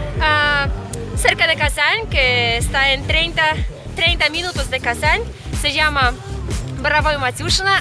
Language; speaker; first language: Spanish; non-native, fluent; Russian